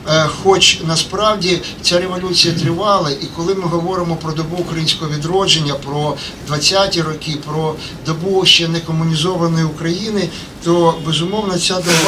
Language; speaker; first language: Ukrainian; native; Ukrainian